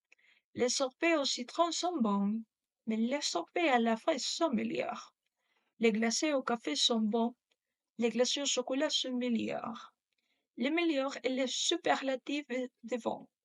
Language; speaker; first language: French; non-native, learner; Spanish